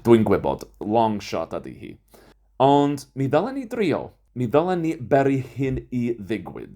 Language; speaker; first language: Welsh; non-native, fluent; English